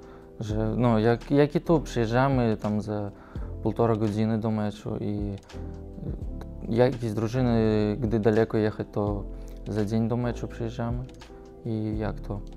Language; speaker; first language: Polish; non-native, learner; Russian